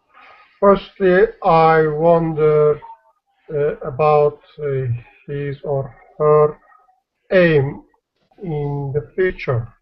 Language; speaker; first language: English; non-native, learner; Turkish